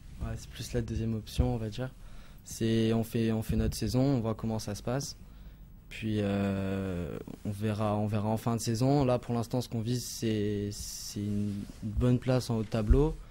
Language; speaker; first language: French; native; French